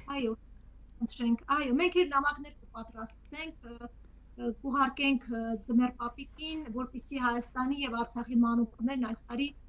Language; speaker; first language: Armenian; native; Armenian